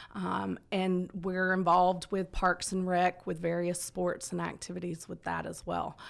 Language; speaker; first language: English; native; English